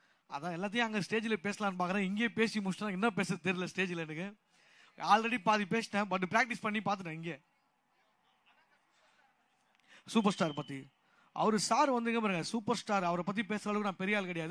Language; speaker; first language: Tamil; native; Tamil